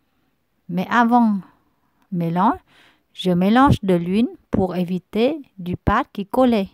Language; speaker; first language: French; non-native, learner; Vietnamese